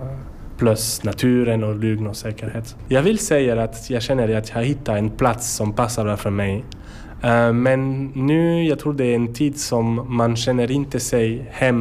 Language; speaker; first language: Swedish; non-native, learner; French